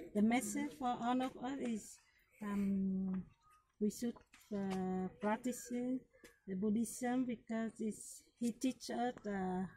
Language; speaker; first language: English; non-native, fluent; Vietnamese